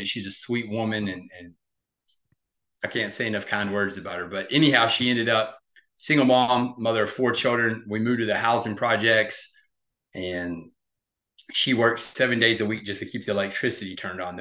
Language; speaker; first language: English; native; English